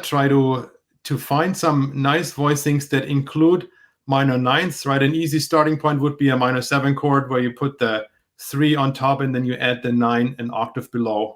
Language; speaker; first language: English; non-native, fluent; German